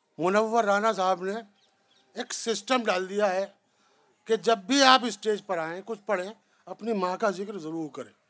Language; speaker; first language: Urdu; native; Urdu